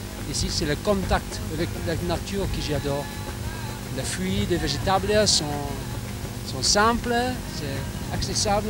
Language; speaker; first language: French; non-native, learner; English